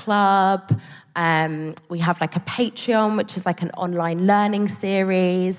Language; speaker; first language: English; native; English